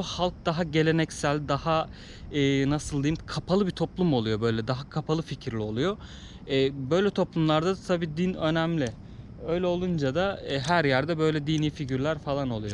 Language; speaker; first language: Turkish; native; Turkish